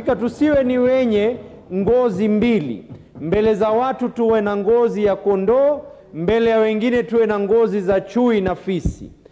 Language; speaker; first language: Swahili; native; Swahili